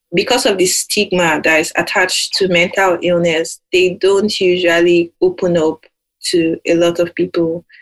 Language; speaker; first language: English; non-native, local second language; Yoruba